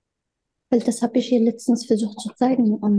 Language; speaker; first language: German; non-native, fluent; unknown